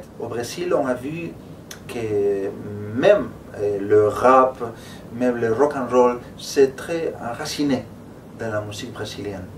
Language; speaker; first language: French; non-native, fluent; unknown